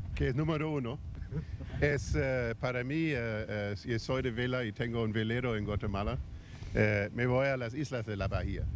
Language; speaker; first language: Spanish; non-native, fluent; German